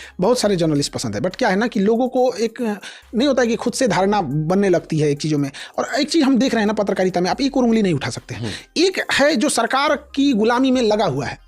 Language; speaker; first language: Hindi; native; Hindi